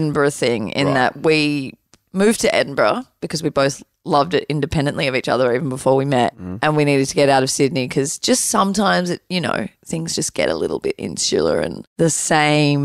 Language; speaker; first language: English; native; English